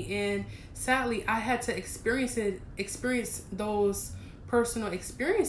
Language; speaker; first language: English; native; English